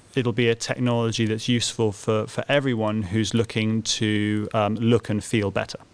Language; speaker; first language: English; native; English